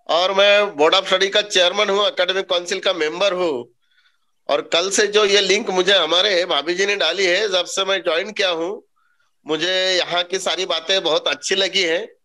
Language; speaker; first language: Hindi; non-native, local second language; Marathi